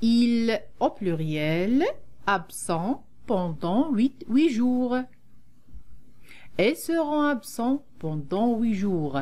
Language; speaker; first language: French; non-native, local second language; Arabic